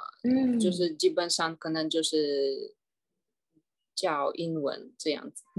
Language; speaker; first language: Chinese; non-native, fluent; Russian